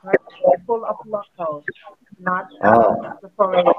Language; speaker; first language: English; non-native, learner; Indonesian